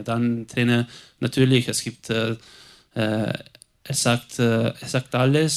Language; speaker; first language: German; non-native, local second language; Italian